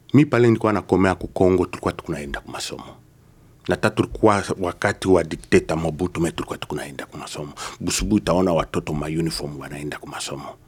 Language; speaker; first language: Swahili; native; Swahili